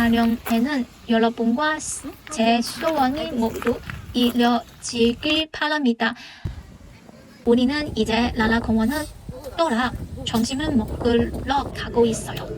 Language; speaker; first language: Korean; non-native, learner; Cantonese